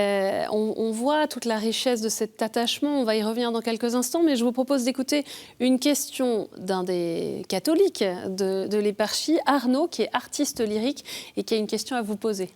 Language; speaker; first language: French; native; French